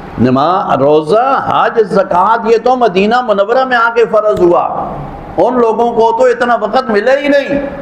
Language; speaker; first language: Urdu; non-native, local second language; Punjabi